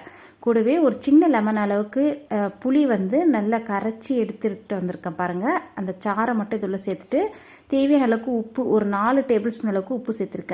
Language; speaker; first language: Tamil; native; Tamil